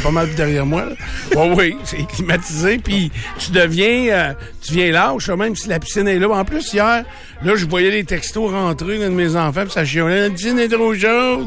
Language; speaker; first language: French; native; French